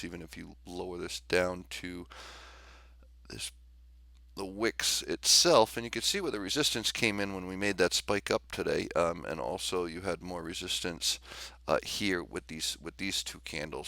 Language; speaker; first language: English; native; English